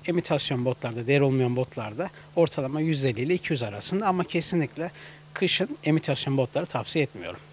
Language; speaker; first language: Turkish; native; Turkish